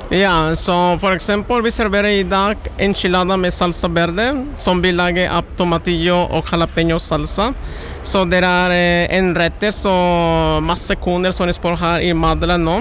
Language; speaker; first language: Norwegian; non-native, learner; Spanish